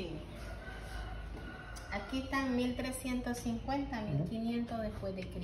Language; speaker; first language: Spanish; native; Spanish